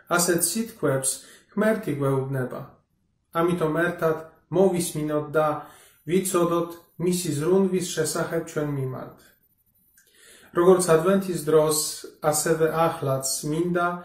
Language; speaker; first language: Georgian; non-native, learner; Polish